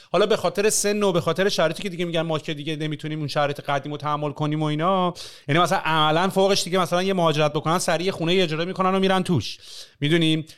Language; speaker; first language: Persian; native; Persian